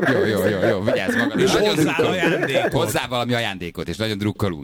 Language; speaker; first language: Hungarian; native; Hungarian